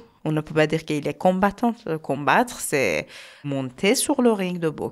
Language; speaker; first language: French; non-native, learner; Persian